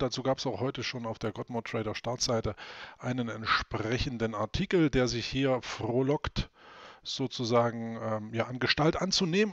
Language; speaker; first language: German; native; German